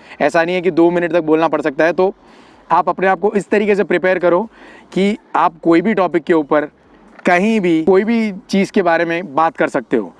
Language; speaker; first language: Hindi; non-native, local second language; Gujarati